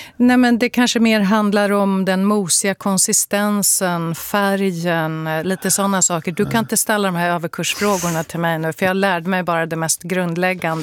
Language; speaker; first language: Swedish; native; Swedish